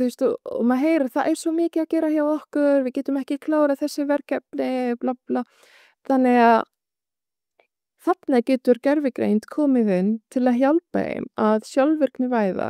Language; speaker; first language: Icelandic; non-native, fluent; Arabic